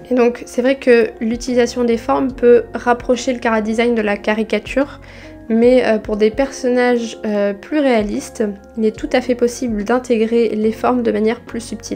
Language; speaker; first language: French; native; French